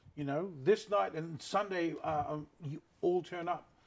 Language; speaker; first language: English; native; English